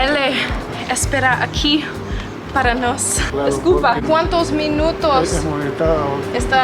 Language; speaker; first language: Spanish; non-native, learner; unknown